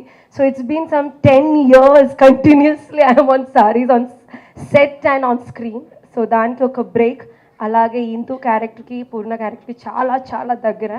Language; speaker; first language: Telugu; non-native, fluent; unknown